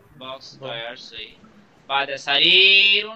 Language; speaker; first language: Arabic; non-native, learner; Bangla